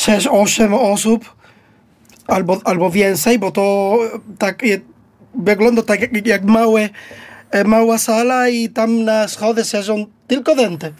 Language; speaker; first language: Polish; non-native, learner; Spanish